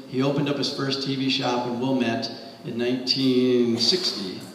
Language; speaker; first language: English; native; English